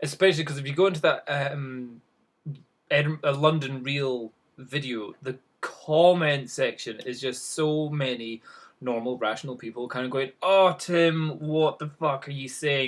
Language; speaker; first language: English; native; English